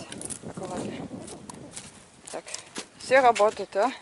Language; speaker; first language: Russian; non-native, fluent; German